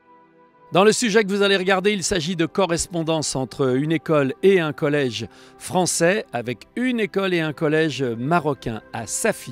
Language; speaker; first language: French; native; French